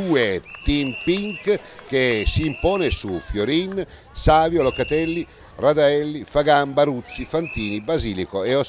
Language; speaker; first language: Italian; native; Italian